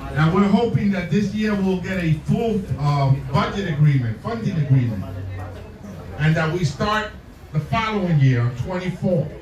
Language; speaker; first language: English; early bilingual, other home language; Spanish